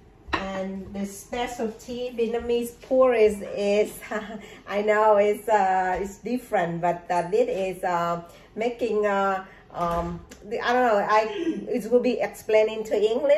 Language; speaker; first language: English; non-native, learner; Vietnamese